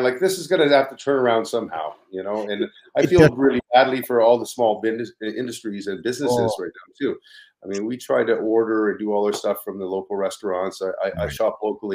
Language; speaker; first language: English; native; English